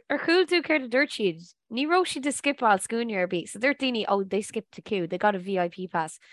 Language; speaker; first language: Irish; native; Irish